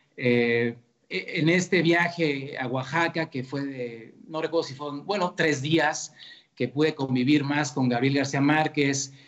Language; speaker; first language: Spanish; native; Spanish